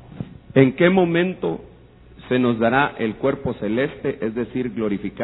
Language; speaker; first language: Spanish; native; Spanish